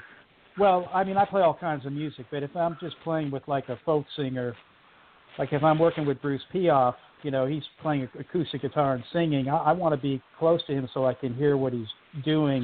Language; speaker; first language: English; native; English